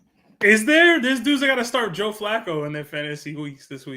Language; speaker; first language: English; native; English